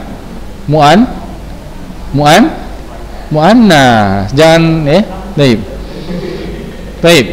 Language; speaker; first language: Arabic; non-native, fluent; Indonesian